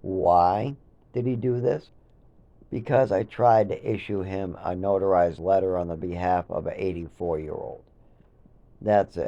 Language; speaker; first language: English; native; English